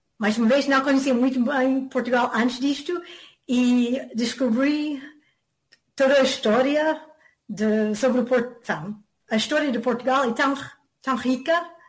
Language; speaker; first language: Portuguese; non-native, fluent; English